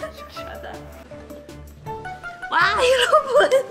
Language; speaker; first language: Korean; non-native, learner; Cantonese